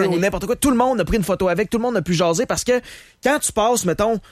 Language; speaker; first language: French; native; French